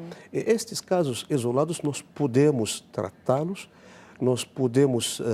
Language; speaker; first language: Portuguese; non-native, fluent; Arabic